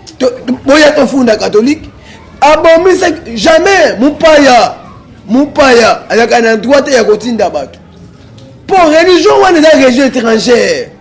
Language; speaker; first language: Lingala; non-native, local second language; Kongo